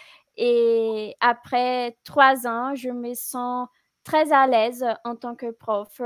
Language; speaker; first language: French; non-native, fluent; Portuguese